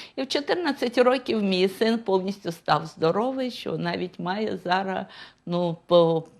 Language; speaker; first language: Ukrainian; non-native, fluent; Russian